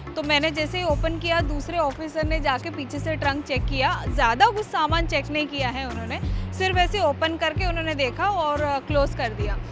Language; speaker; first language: Hindi; native; Hindi